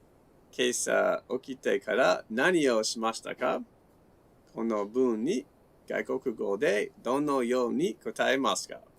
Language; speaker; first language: Japanese; non-native, learner; English